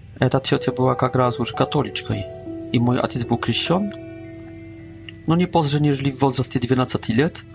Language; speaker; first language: Polish; non-native, learner; Russian